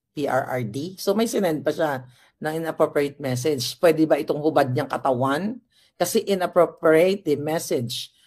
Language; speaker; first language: Filipino; non-native, local second language; Hiligaynon